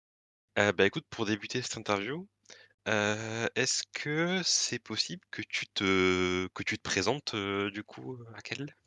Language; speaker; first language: French; native; French